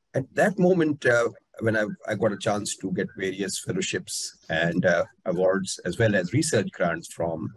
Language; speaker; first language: English; non-native, local second language; Hindi